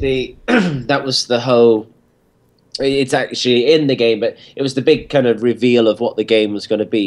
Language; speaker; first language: English; native; English